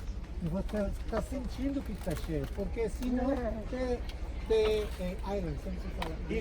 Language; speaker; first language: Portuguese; non-native, learner; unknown